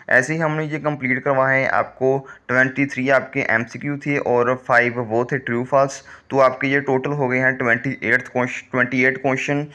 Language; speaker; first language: Hindi; non-native, local second language; Punjabi